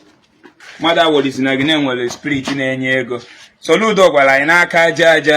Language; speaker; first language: Igbo; native; Igbo